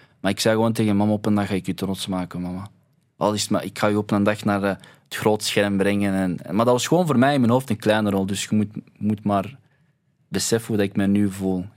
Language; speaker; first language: Dutch; early bilingual, other home language; Arabic